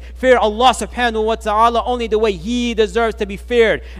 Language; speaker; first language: English; native; English